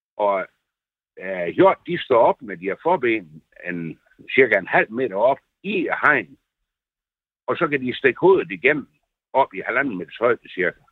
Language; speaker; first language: Danish; native; Danish